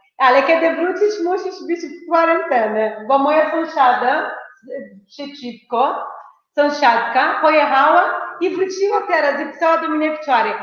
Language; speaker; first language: Polish; non-native, fluent; Portuguese